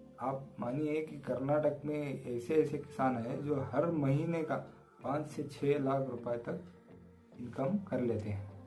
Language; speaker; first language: Hindi; non-native, local second language; Kannada